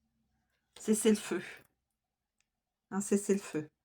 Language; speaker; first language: French; native; French